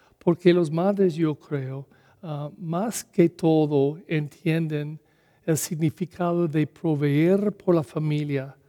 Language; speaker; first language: Spanish; non-native, learner; English